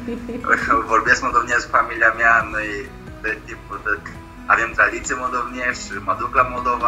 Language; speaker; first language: Romanian; early bilingual, heritage; Romanian